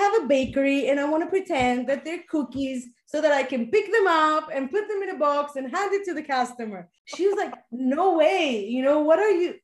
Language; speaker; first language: English; non-native, fluent; Greek